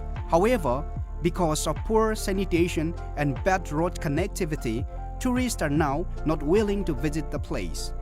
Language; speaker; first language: English; non-native, local second language; Manipuri